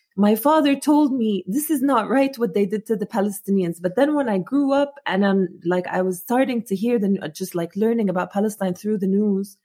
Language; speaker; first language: English; non-native, fluent; Arabic